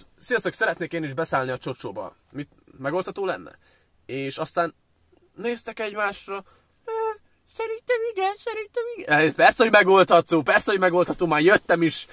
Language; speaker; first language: Hungarian; early bilingual, other home language; Chinese